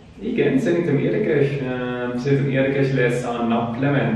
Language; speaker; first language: Hungarian; non-native, learner; English